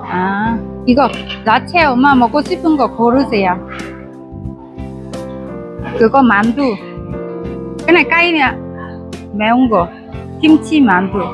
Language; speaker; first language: Korean; non-native, learner; Vietnamese